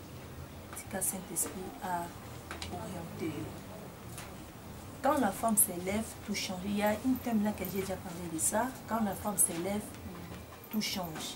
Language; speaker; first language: French; non-native, local second language; Lingala